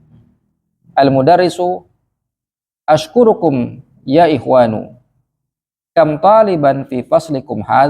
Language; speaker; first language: Arabic; non-native, fluent; Indonesian